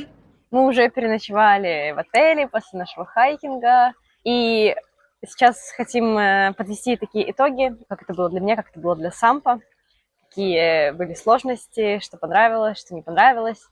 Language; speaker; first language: Russian; native; Russian